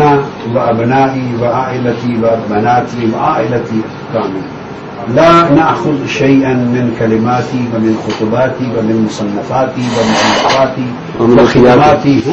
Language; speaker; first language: Arabic; non-native, learner; Urdu